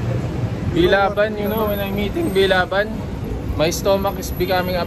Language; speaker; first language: English; non-native, local second language; Filipino